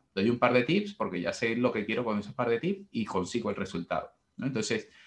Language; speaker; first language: Spanish; native; Spanish